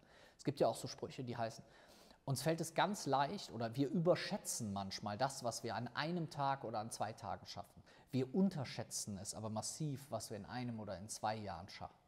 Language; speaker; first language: German; native; German